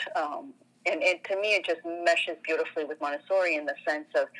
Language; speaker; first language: English; non-native, fluent; French